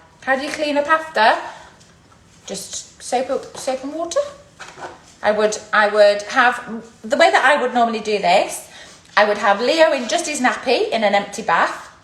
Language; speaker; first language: English; native; English